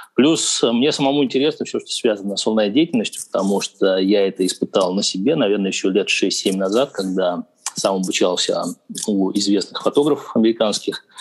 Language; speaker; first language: Russian; native; Russian